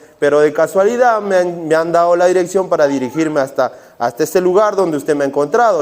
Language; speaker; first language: Spanish; native; Spanish